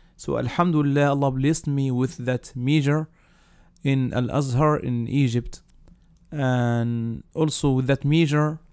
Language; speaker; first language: English; non-native, fluent; Arabic